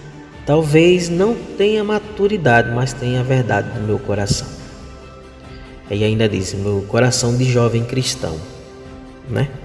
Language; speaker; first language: Portuguese; native; Portuguese